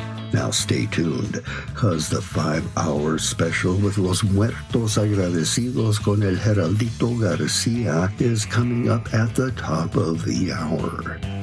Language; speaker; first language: English; early bilingual, other home language; Spanish